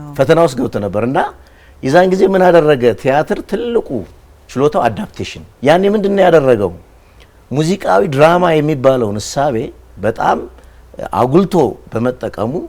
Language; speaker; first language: Amharic; native; Amharic